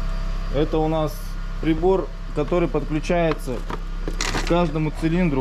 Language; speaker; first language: Russian; native; Russian